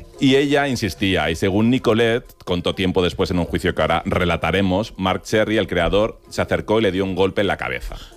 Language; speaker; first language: Spanish; native; Spanish